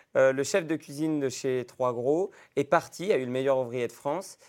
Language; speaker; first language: French; native; French